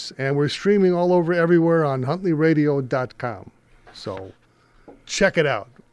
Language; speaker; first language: English; native; English